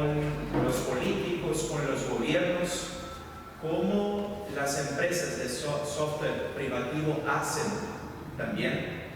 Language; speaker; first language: Spanish; non-native, fluent; Portuguese